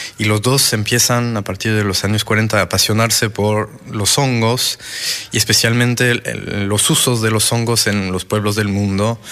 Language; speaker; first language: Spanish; non-native, fluent; French